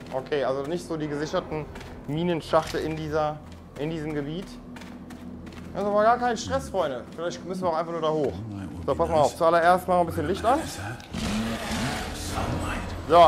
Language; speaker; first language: German; native; German